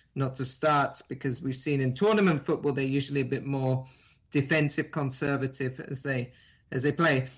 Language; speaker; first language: English; native; English